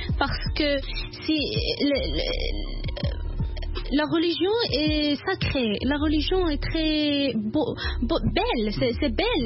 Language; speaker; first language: French; non-native, learner; English